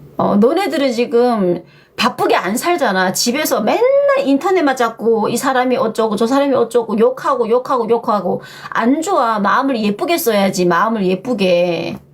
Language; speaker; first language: Korean; native; Korean